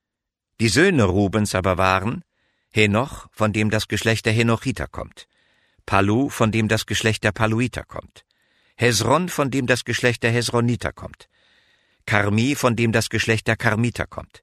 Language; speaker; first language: German; native; German